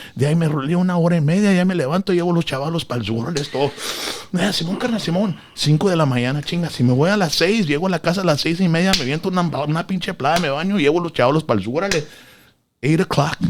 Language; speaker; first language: Spanish; early bilingual, other home language; English